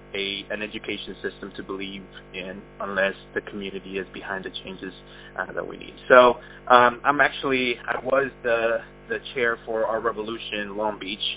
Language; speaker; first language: English; early bilingual, other home language; Spanish